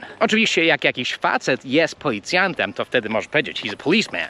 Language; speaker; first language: Polish; non-native, fluent; English